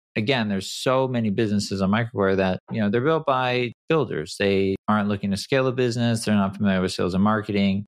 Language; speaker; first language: English; native; English